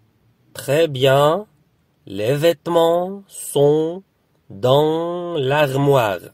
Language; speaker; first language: French; non-native, fluent; Arabic